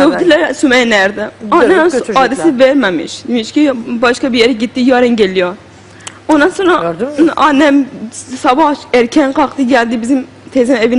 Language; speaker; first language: Turkish; non-native, learner; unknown